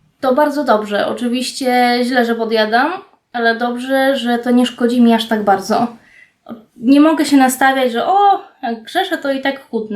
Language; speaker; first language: Polish; native; Polish